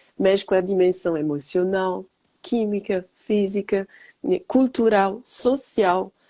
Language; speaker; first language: Portuguese; non-native, fluent; French